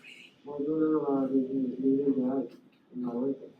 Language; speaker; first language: Spanish; non-native, learner; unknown